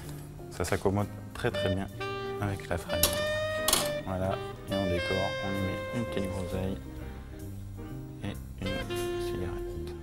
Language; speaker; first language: French; native; French